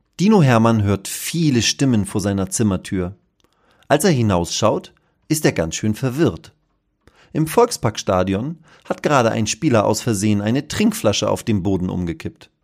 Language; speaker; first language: German; native; German